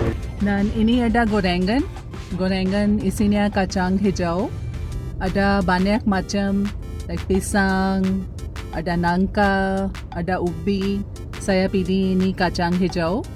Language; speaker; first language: Indonesian; non-native, learner; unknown